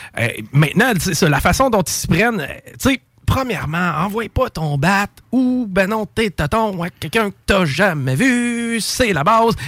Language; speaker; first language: French; native; French